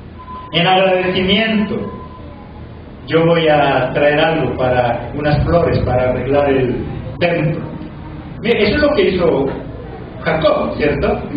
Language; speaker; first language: Spanish; native; Spanish